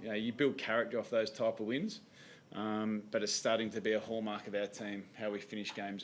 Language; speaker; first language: English; native; English